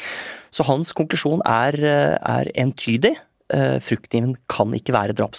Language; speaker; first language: Norwegian; native; Norwegian